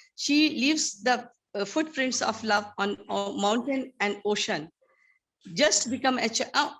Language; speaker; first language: English; non-native, local second language; Hindi